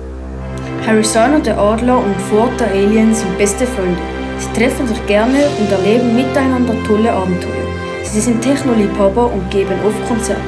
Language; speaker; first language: German; native; German